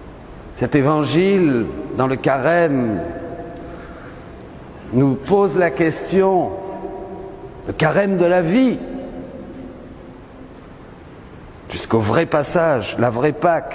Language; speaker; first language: French; native; French